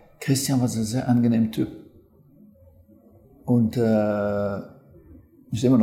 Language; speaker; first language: German; non-native, fluent; French